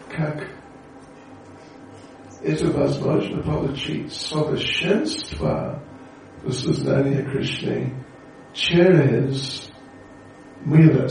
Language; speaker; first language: Russian; non-native, learner; English